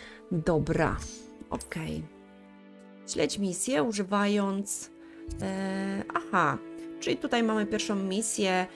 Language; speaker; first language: Polish; native; Polish